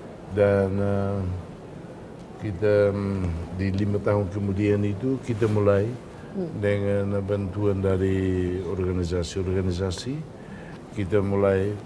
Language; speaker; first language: Indonesian; non-native, fluent; Tetum